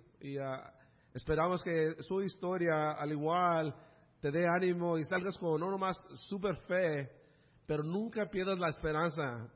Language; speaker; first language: Spanish; early bilingual, heritage; Spanish